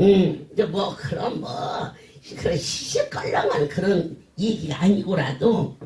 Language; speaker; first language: Korean; native; Korean